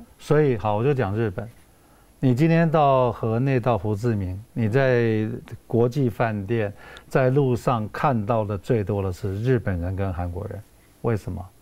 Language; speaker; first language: Chinese; native; Chinese